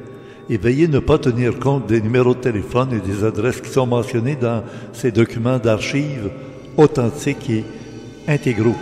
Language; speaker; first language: French; native; French